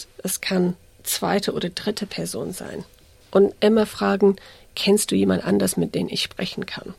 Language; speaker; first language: German; non-native, fluent; English